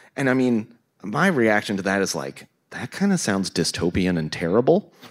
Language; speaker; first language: English; native; English